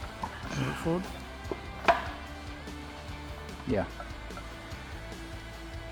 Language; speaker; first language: English; native; English